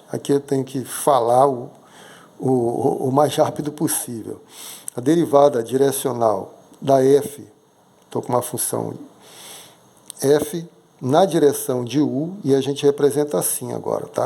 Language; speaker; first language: Portuguese; native; Portuguese